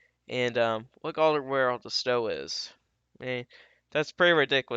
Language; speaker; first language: English; native; English